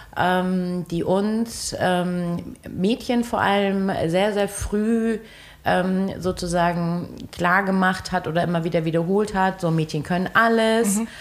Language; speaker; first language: German; early bilingual, other home language; Turkish